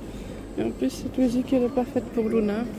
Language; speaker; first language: French; native; French